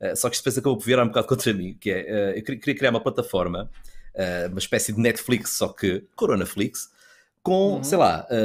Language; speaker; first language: Portuguese; native; Portuguese